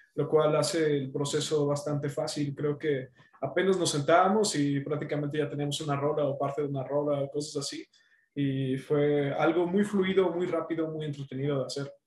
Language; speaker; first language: Spanish; native; Spanish